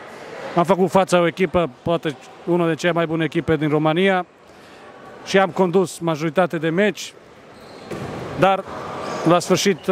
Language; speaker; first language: Romanian; non-native, fluent; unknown